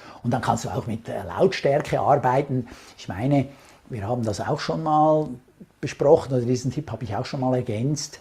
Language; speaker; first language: German; native; German